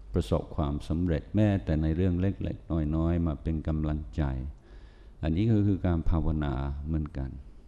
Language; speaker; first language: Thai; non-native, fluent; English